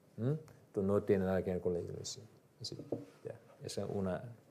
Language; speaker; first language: Spanish; non-native, learner; Korean